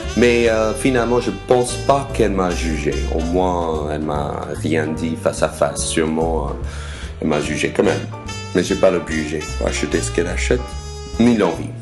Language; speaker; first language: French; non-native, fluent; English